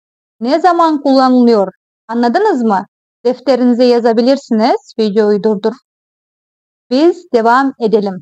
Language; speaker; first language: Turkish; non-native, fluent; Kazakh